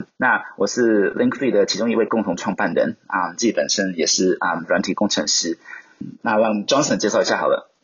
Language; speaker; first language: Chinese; non-native, local second language; Cantonese